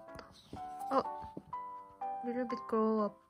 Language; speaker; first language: English; non-native, learner; Korean